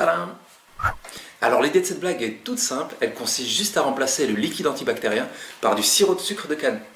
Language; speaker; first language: French; native; French